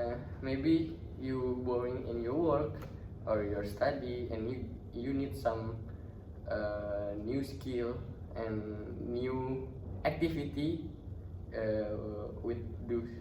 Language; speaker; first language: English; non-native, learner; Indonesian